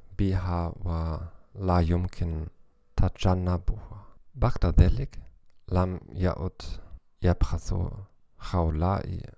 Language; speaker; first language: Arabic; non-native, learner; German